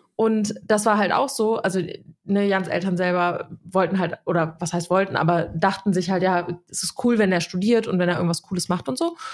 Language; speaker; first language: German; early bilingual, other home language; Serbian